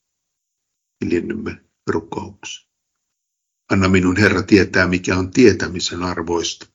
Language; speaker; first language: Finnish; native; Finnish